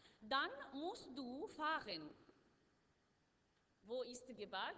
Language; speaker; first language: German; non-native, learner; Arabic